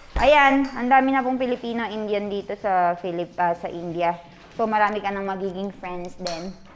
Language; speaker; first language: Filipino; native; Filipino